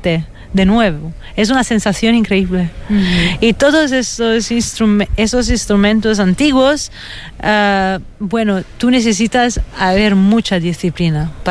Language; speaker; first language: Spanish; non-native, fluent; Italian